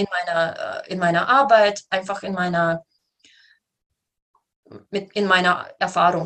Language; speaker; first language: German; native; German